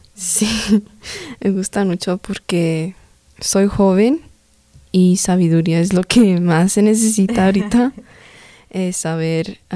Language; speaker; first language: Spanish; early bilingual, heritage; Spanish